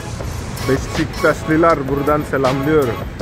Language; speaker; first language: Turkish; non-native, fluent; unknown